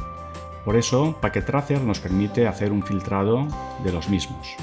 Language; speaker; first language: Spanish; native; Spanish